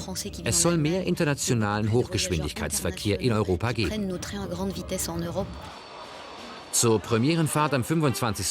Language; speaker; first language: German; native; German